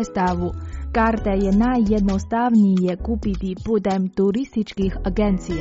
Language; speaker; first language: Croatian; native; Croatian